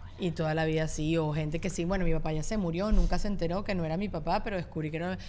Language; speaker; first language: Spanish; native; Spanish